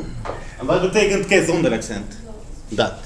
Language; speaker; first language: Dutch; non-native, fluent; Spanish